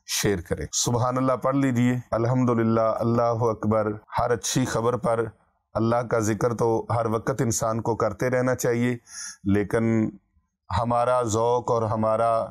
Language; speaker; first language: Urdu; non-native, local second language; Punjabi